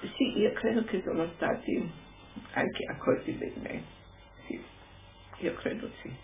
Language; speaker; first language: Italian; non-native, local second language; German